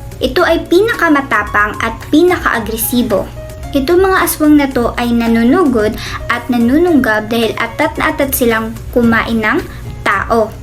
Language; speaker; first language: Filipino; non-native, local second language; Cebuano